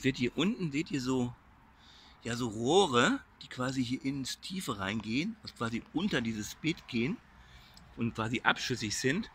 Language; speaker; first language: German; native; German